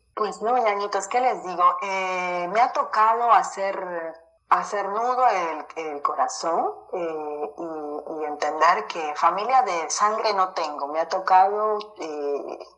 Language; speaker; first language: Spanish; native; Spanish